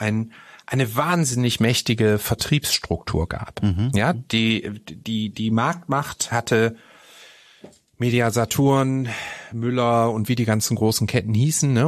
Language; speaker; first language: German; native; German